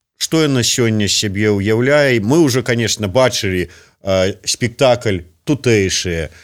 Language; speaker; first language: Belarusian; native; Belarusian